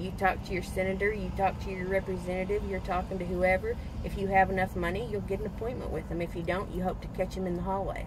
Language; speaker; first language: English; native; English